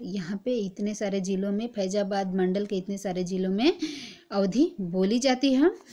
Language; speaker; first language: Hindi; native; Hindi